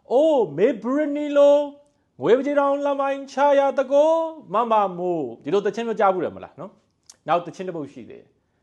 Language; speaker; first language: Burmese; native; Burmese